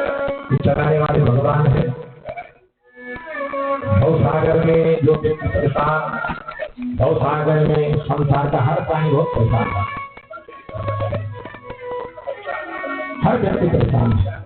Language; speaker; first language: Hindi; native; Hindi